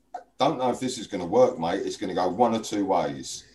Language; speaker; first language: English; native; English